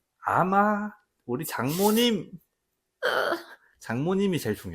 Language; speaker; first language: Korean; native; Korean